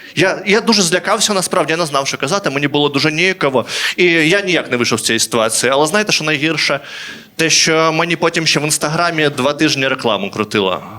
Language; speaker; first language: Ukrainian; native; Ukrainian